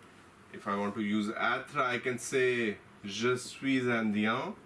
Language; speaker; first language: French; non-native, fluent; Hindi